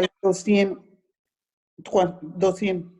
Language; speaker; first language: French; non-native, learner; Spanish